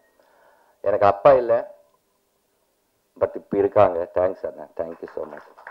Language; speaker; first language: Tamil; non-native, learner; Telugu